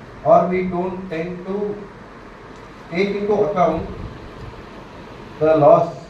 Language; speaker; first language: English; non-native, local second language; Telugu